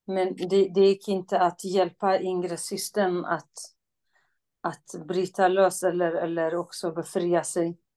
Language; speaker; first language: Swedish; non-native, fluent; Kurdish